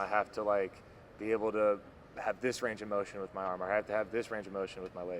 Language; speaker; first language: English; native; English